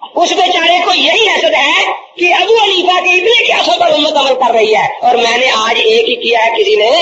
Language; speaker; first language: Urdu; native; Urdu